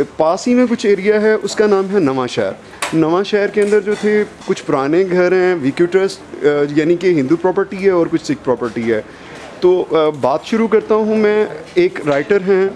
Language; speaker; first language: Urdu; non-native, local second language; Punjabi